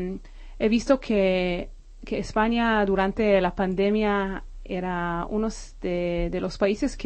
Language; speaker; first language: Spanish; non-native, fluent; Hebrew